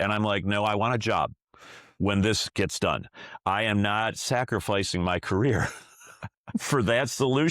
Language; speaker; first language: English; native; English